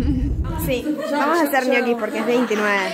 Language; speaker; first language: Spanish; native; Spanish